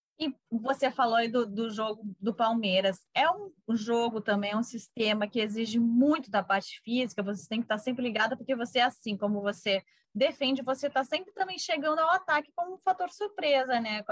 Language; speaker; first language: Portuguese; native; Portuguese